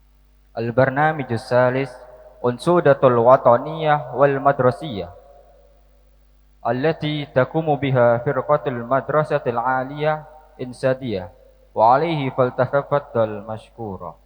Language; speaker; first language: Arabic; non-native, fluent; Indonesian